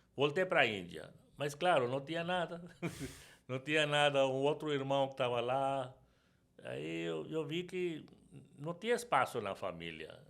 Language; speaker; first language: Portuguese; non-native, fluent; Sindhi